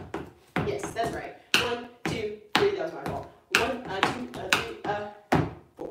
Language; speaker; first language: English; native; English